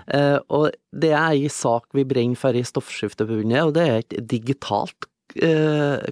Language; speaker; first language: Norwegian; native; Norwegian